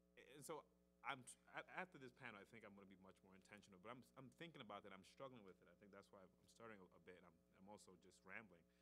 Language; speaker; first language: English; native; English